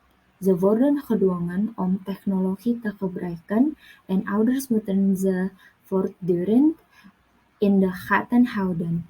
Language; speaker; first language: Dutch; non-native, learner; Indonesian